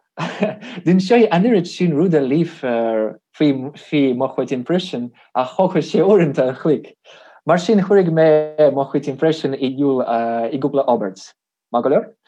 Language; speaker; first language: Irish; non-native, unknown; Russian